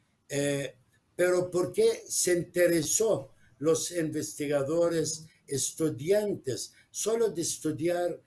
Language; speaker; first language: Spanish; non-native, fluent; Arabic